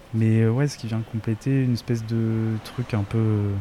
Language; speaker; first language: French; native; French